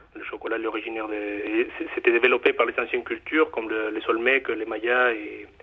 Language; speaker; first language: French; non-native, fluent; Spanish